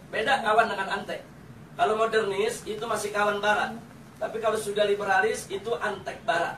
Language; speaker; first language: Indonesian; native; Indonesian